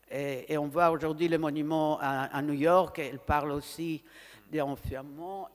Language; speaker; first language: French; non-native, fluent; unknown